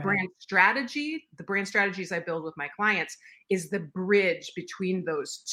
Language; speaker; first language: English; native; English